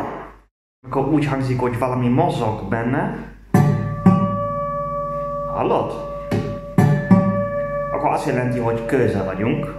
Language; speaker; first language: Hungarian; non-native, learner; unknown